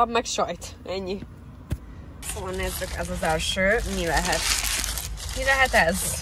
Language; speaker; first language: Hungarian; non-native, fluent; English